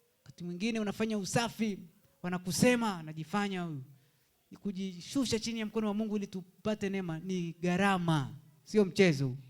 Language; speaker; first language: Swahili; native; Swahili